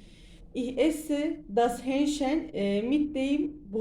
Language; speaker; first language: German; non-native, learner; Turkish